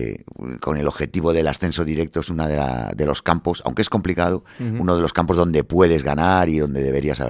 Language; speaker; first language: Spanish; native; Spanish